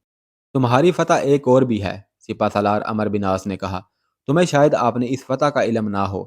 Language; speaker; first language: Urdu; native; Urdu